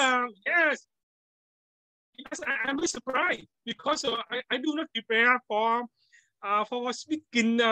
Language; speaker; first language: English; non-native, learner; Vietnamese